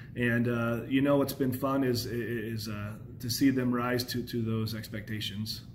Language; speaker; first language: English; native; English